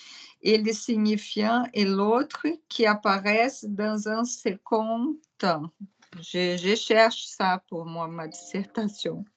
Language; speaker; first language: French; non-native, fluent; Portuguese